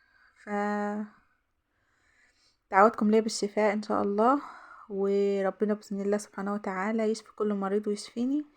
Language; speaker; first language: Arabic; native; Arabic